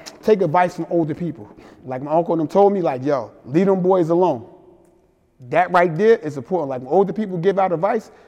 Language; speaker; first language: English; native; English